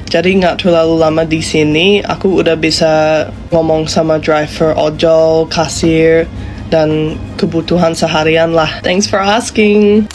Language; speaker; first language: Indonesian; non-native, fluent; English